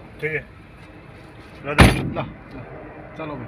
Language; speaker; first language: Hindi; non-native, learner; Nepali